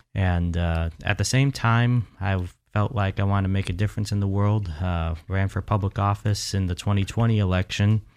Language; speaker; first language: English; native; English